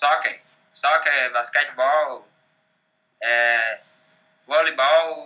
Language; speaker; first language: English; non-native, learner; Portuguese